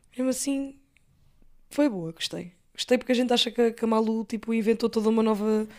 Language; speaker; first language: Portuguese; early bilingual, other home language; English